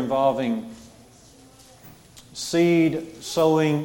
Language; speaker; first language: English; native; English